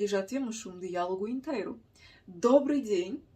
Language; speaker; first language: Portuguese; non-native, fluent; Russian